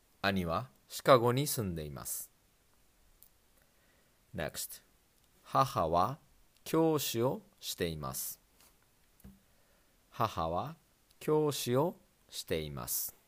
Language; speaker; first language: Japanese; non-native, fluent; English